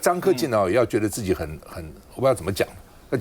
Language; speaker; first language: Chinese; native; Chinese